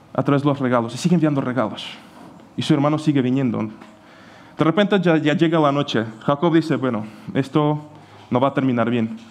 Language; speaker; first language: Spanish; non-native, fluent; Ukrainian